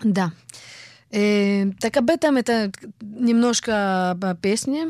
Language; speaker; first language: Russian; early bilingual, heritage; Russian